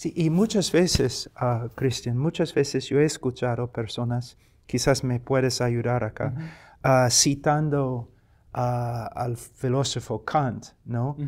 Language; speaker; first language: Spanish; non-native, fluent; English